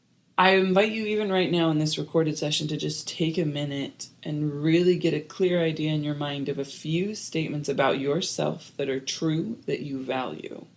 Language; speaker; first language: English; native; English